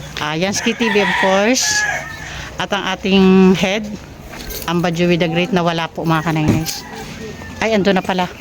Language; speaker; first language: Filipino; native; Filipino